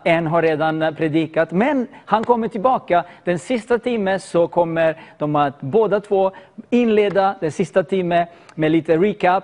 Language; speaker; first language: Swedish; non-native, fluent; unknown